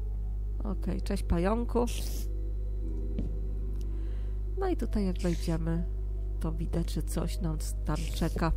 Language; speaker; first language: Polish; native; Polish